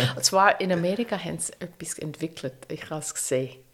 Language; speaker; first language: German; non-native, fluent; English